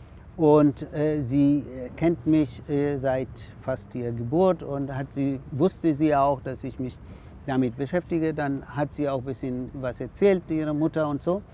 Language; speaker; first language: German; non-native, fluent; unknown